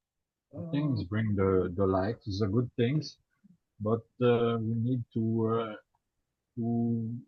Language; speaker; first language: English; non-native, learner; French